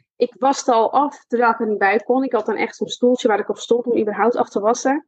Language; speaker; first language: Dutch; early bilingual, other home language; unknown